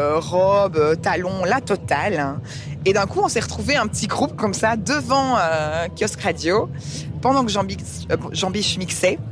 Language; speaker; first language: French; native; French